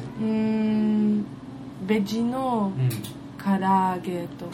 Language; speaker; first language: Japanese; non-native, learner; German